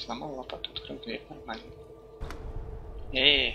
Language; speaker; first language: Russian; native; Russian